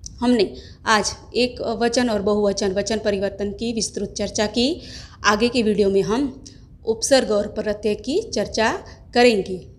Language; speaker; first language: Hindi; non-native, local second language; Gujarati